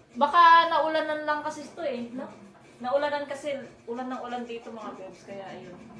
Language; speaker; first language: Filipino; native; Filipino